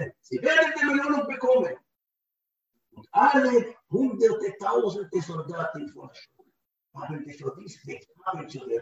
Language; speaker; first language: German; non-native, learner; Hebrew